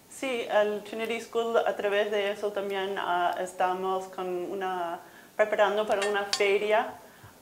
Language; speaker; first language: Spanish; non-native, fluent; English